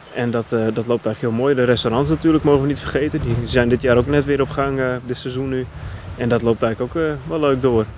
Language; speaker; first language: Dutch; non-native, local second language; Western Frisian